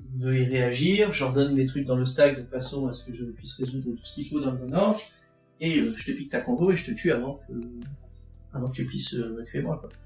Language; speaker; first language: French; native; French